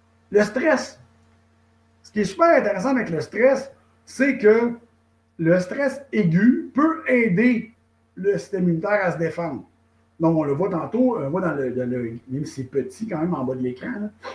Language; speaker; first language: French; native; French